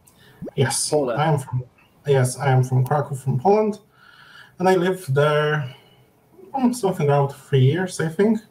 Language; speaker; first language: English; non-native, learner; Polish